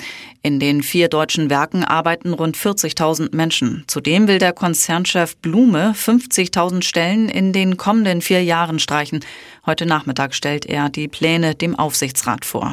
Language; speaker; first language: German; native; German